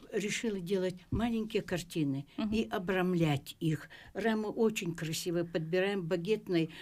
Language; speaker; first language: Russian; native; Russian